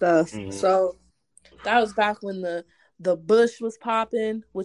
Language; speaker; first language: English; native; English